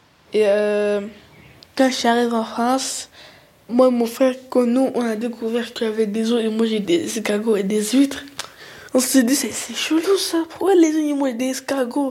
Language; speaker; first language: French; early bilingual, other home language; Arabic